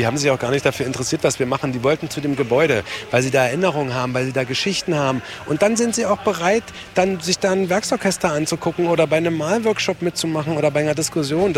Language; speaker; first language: German; native; German